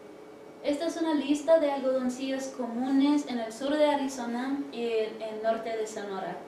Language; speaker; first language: Spanish; early bilingual, heritage; English